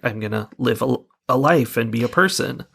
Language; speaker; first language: English; native; English